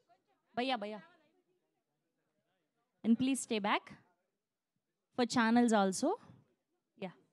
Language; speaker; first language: Telugu; native; Telugu